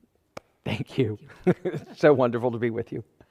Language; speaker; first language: English; native; English